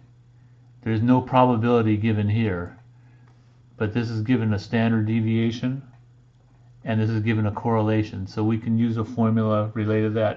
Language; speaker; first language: English; native; English